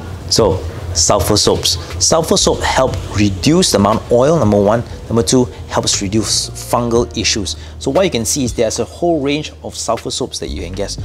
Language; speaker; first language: English; non-native, local second language; Malay